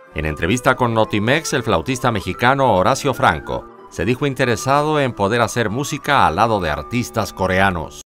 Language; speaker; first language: Spanish; native; Spanish